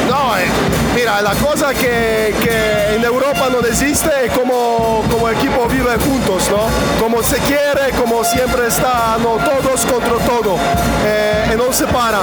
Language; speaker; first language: Spanish; non-native, learner; Polish